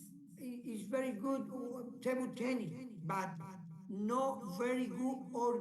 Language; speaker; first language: English; non-native, learner; Spanish